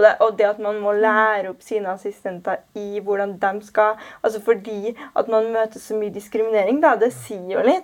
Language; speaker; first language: Norwegian; native; Norwegian